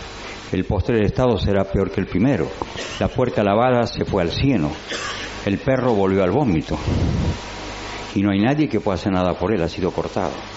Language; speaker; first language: Spanish; native; Spanish